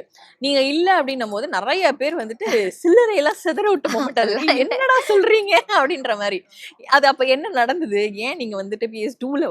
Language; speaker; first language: Tamil; native; Tamil